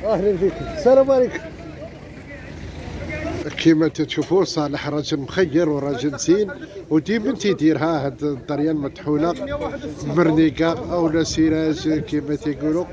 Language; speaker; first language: Arabic; native; Arabic